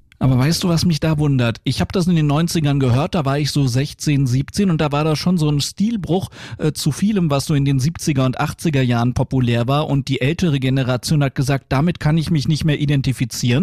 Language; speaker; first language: German; native; German